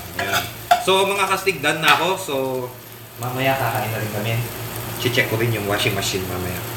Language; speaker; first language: Filipino; non-native, local second language; Pampanga